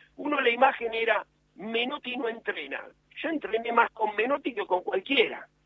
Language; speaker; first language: Spanish; native; Spanish